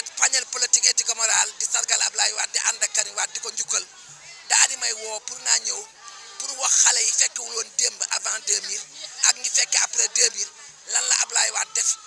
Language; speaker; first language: Wolof; non-native, local second language; Fula